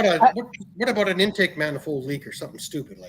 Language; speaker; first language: English; native; English